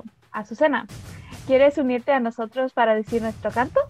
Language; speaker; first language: Spanish; early bilingual, heritage; Spanish